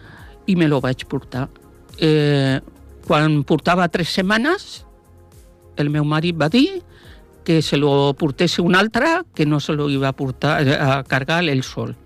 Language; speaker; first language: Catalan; non-native, local second language; Spanish